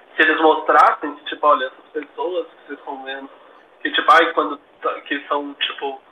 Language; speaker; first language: Portuguese; native; Portuguese